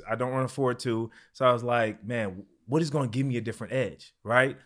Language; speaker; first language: English; native; English